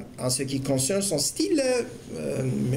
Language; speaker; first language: French; non-native, fluent; Turkish